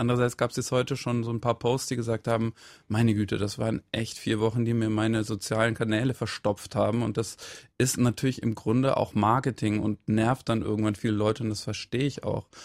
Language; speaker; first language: German; native; German